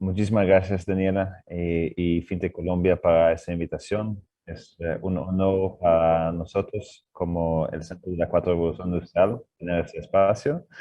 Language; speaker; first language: Spanish; non-native, learner; Hebrew